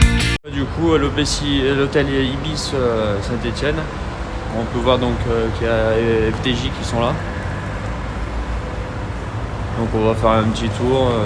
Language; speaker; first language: French; native; French